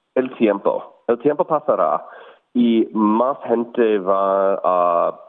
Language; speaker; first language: Spanish; non-native, fluent; English